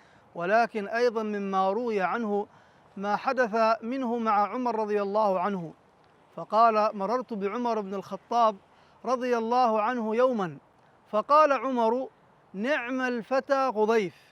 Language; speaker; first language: Arabic; native; Arabic